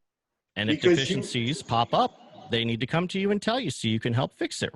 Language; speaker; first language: English; native; English